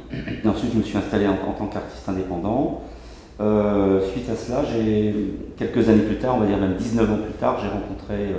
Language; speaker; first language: French; native; French